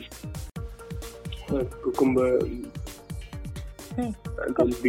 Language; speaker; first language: English; non-native, local second language; Tamil